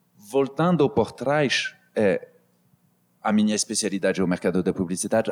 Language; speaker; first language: Portuguese; non-native, fluent; French